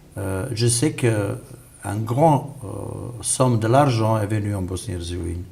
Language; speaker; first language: French; non-native, fluent; Bosnian